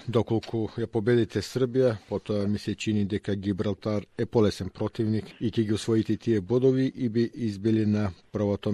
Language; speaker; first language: Macedonian; native; Macedonian